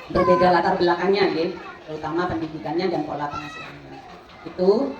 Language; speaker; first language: Indonesian; non-native, local second language; Madurese